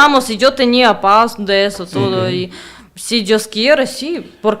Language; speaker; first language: Spanish; non-native, learner; Russian